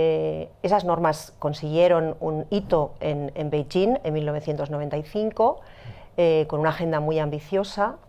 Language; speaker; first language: Spanish; native; Spanish